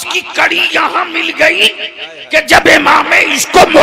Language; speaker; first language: Urdu; native; Urdu